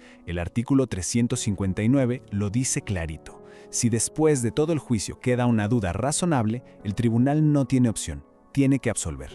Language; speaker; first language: Spanish; native; Spanish